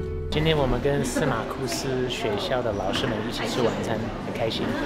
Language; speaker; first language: Chinese; non-native, fluent; English